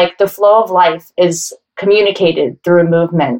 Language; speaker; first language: English; native; English